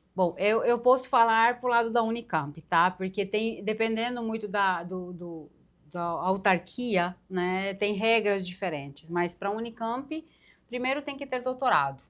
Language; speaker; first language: Portuguese; non-native, fluent; Romanian